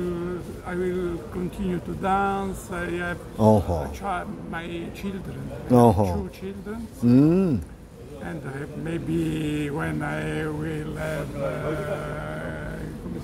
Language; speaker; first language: English; non-native, learner; Italian